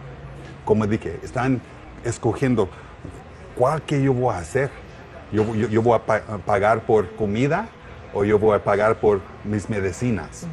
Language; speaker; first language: Spanish; non-native, learner; English